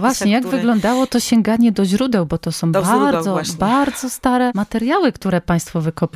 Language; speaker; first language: Polish; native; Polish